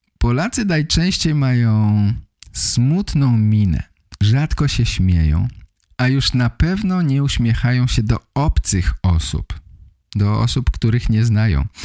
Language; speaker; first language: Polish; native; Polish